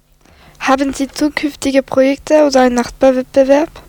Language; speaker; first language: German; non-native, local second language; French